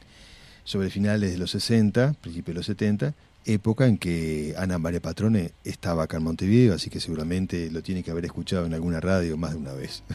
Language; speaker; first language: Spanish; native; Spanish